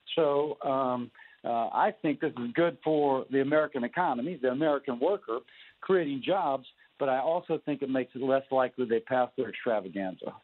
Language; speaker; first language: English; native; English